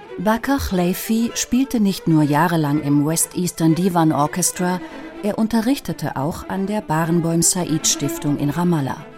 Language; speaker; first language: German; native; German